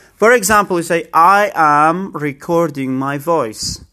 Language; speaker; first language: English; non-native, fluent; Central Kurdish